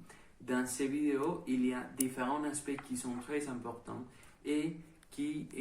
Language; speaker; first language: French; non-native, learner; Spanish